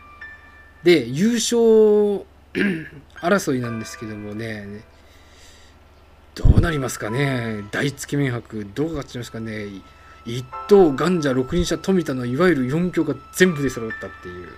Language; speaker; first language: Japanese; native; Japanese